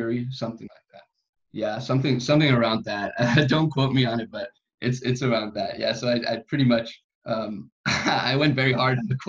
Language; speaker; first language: English; non-native, fluent; German